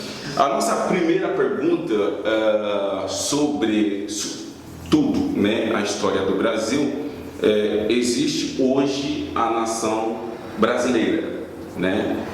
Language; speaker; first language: Portuguese; non-native, fluent; Haitian Creole